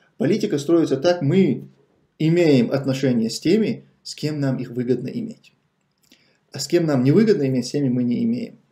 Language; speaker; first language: Russian; non-native, local second language; Chechen